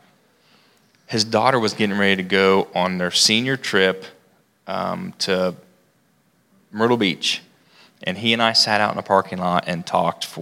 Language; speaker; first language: English; native; English